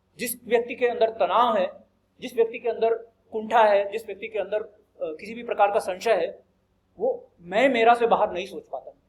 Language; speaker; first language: Hindi; native; Hindi